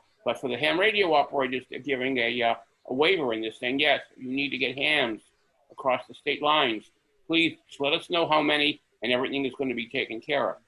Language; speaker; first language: English; native; English